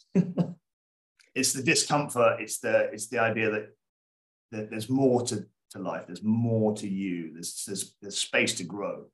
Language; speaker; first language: English; native; English